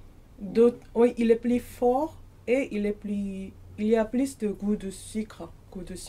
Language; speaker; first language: French; non-native, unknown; Korean